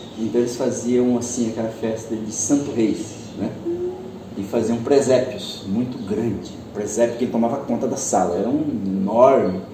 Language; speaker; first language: Portuguese; early bilingual, other home language; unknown